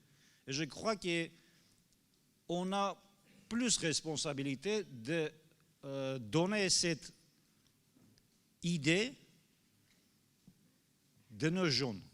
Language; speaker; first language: French; non-native, fluent; Armenian